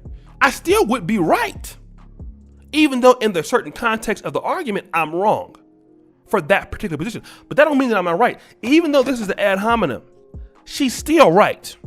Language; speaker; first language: English; native; English